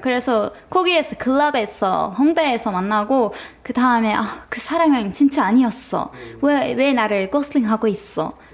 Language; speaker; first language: Korean; non-native, fluent; Turkish